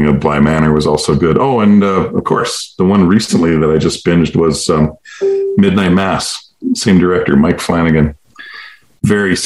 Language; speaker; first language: English; native; English